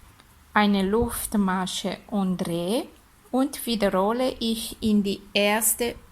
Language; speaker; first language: German; non-native, learner; Italian